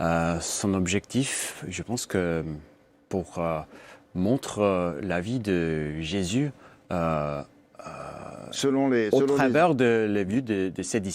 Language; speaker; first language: French; non-native, learner; English